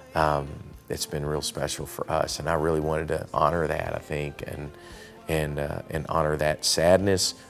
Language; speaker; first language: English; native; English